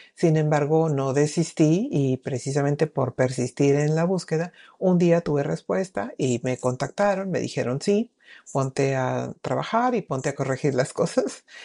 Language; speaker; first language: Spanish; native; Spanish